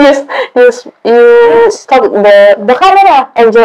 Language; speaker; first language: English; non-native, learner; Indonesian